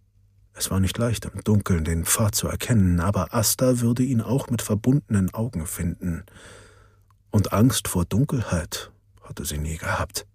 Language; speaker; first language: German; native; German